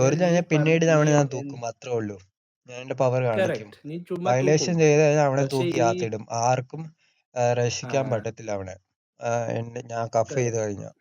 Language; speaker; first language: Malayalam; early bilingual, heritage; Malayalam